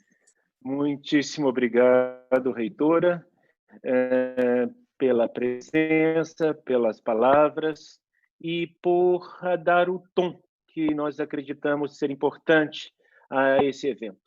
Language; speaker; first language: Portuguese; native; Portuguese